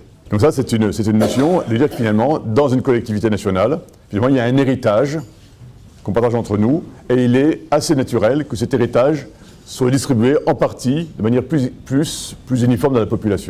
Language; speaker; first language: French; native; French